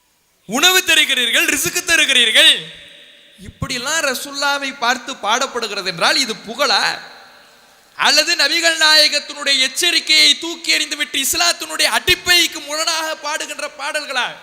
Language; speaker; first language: Tamil; native; Tamil